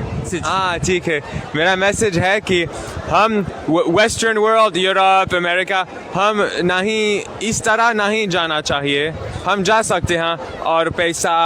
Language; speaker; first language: Hindi; non-native, learner; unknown